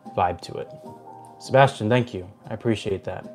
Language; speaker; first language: English; native; English